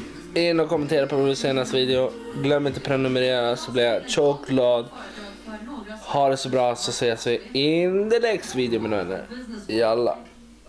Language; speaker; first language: Swedish; native; Swedish